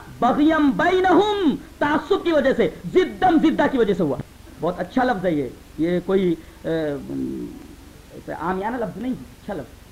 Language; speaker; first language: Urdu; native; Urdu